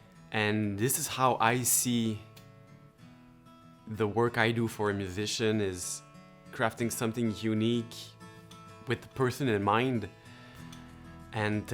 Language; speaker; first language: English; non-native, local second language; French